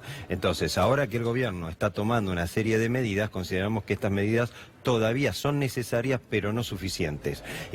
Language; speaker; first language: Spanish; native; Spanish